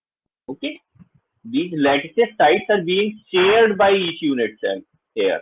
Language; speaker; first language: English; non-native, local second language; Hindi